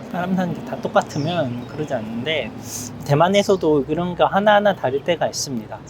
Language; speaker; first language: Korean; native; Korean